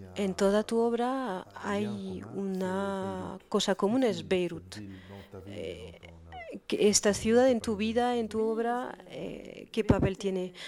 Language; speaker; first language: Spanish; non-native, fluent; French